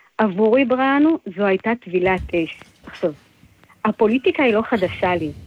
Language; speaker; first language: Hebrew; early bilingual, other home language; Amharic